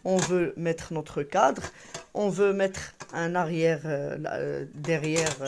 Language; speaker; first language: French; non-native, local second language; Arabic